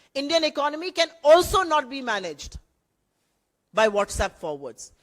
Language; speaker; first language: English; non-native, local second language; Hindi